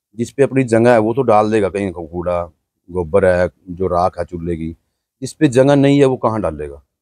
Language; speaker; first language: Hindi; native; Hindi